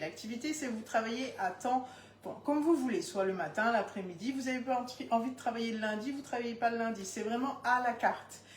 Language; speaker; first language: French; native; French